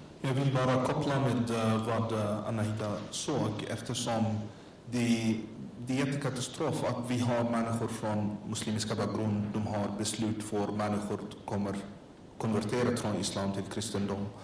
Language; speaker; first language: Swedish; non-native, learner; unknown